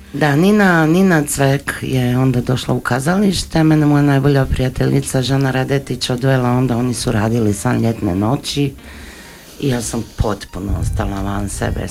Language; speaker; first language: Croatian; native; Croatian